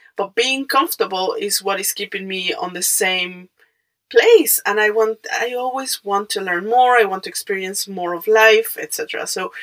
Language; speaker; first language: English; non-native, fluent; Spanish